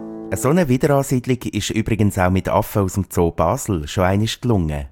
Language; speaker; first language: German; native; German